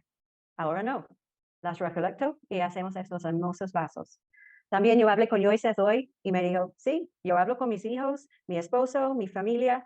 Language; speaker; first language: Spanish; non-native, fluent; English